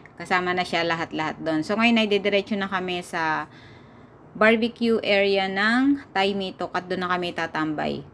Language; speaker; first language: Filipino; native; Filipino